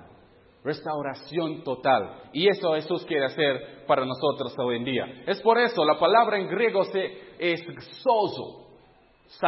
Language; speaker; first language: Spanish; non-native, fluent; English